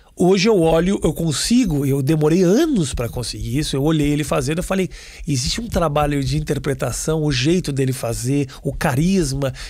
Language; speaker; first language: Portuguese; native; Portuguese